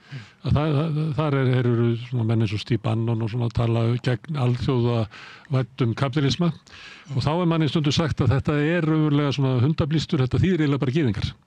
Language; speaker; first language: Icelandic; native; Icelandic